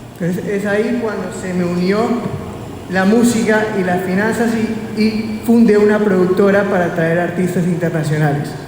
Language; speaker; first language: Spanish; native; Spanish